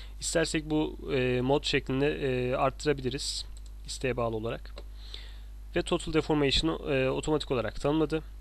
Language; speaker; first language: Turkish; native; Turkish